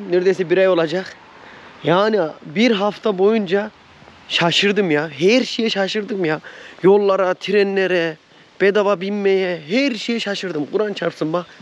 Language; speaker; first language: Turkish; native; Turkish